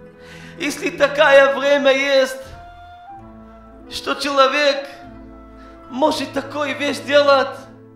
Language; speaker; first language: Russian; non-native, learner; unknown